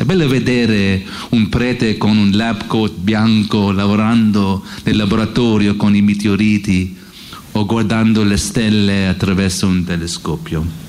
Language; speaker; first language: Italian; non-native, fluent; English